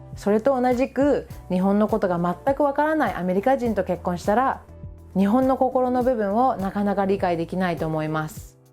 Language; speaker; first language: Japanese; early bilingual, other home language; English